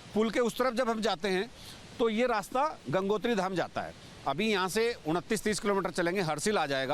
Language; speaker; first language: Hindi; native; Hindi